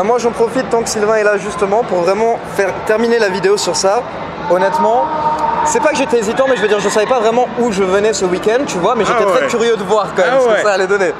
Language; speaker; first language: French; native; French